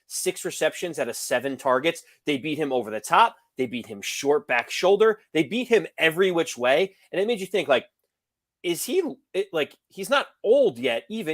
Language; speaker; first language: English; native; English